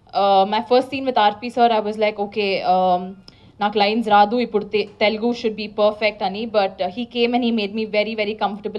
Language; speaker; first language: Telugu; non-native, learner; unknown